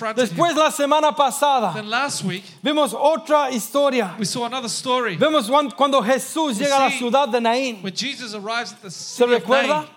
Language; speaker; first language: Spanish; non-native, fluent; English